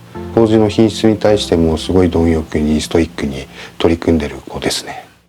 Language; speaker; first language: Japanese; native; Japanese